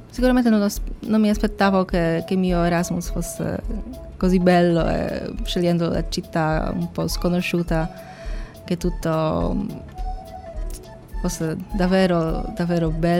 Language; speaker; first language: Italian; non-native, learner; Polish